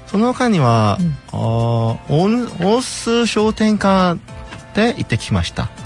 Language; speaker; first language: Japanese; non-native, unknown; Korean